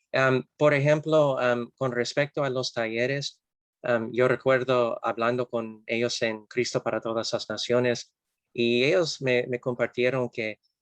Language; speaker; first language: Spanish; non-native, fluent; English